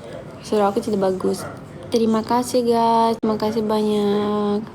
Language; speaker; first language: Indonesian; non-native, fluent; Russian